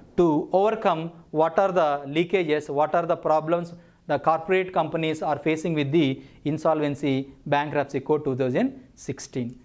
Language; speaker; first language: English; non-native, local second language; Telugu